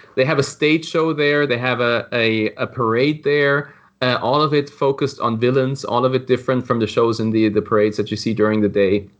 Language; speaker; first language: English; non-native, fluent; German